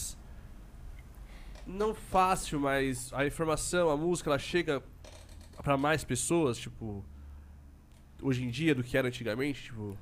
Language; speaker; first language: Portuguese; native; Portuguese